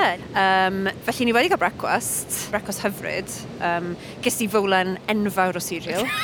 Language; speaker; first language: Welsh; native; Welsh